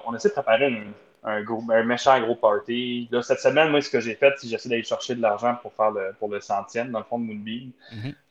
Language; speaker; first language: French; native; French